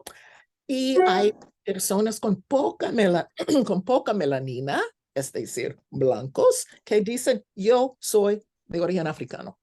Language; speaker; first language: Spanish; non-native, fluent; English